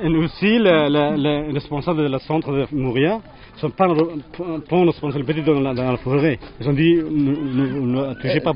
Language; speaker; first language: French; non-native, learner; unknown